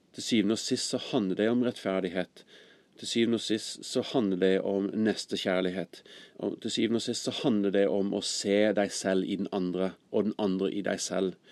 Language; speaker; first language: Norwegian; non-native, fluent; English